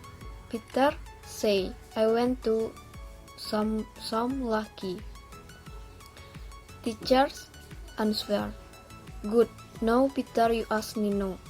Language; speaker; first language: English; non-native, learner; Indonesian